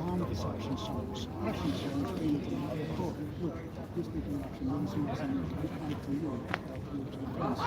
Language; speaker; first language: English; non-native, learner; Ukrainian